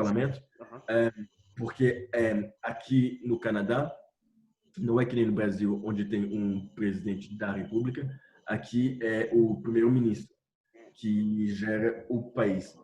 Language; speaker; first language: Portuguese; non-native, fluent; French